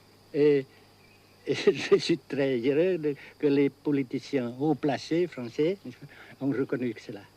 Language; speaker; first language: French; non-native, fluent; Vietnamese